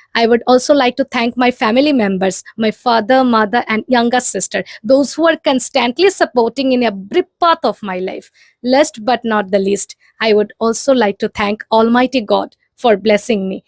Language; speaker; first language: English; non-native, local second language; Bangla